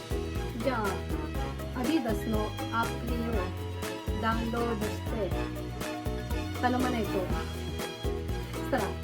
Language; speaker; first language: Japanese; non-native, fluent; Filipino